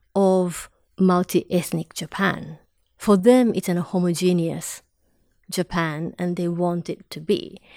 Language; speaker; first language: English; non-native, fluent; Japanese